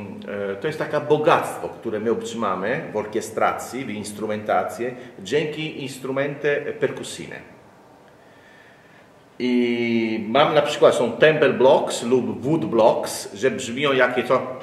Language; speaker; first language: Polish; non-native, learner; Italian